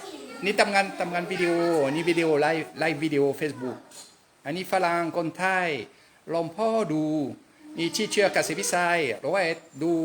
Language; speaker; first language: Thai; non-native, learner; French